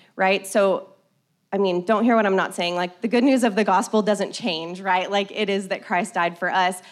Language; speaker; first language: English; native; English